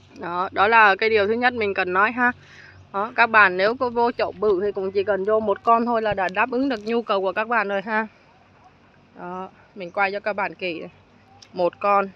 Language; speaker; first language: Vietnamese; native; Vietnamese